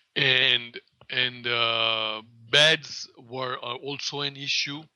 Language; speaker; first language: English; non-native, local second language; Gujarati